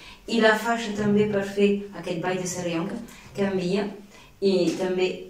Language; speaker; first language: Catalan; non-native, local second language; French